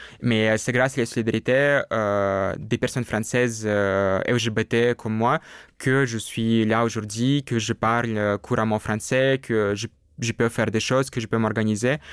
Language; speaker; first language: French; non-native, fluent; Russian